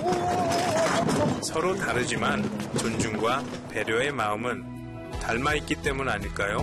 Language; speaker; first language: Korean; non-native, fluent; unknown